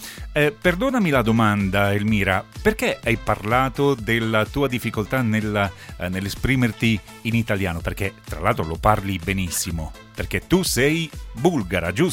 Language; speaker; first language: Italian; native; Italian